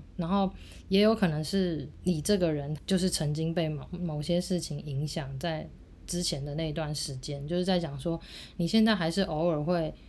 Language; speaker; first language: Chinese; native; Chinese